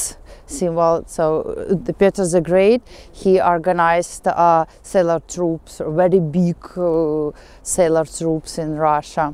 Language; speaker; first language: English; non-native, fluent; Russian